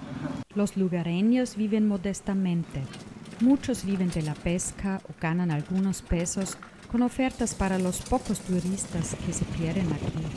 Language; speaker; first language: Spanish; non-native, fluent; German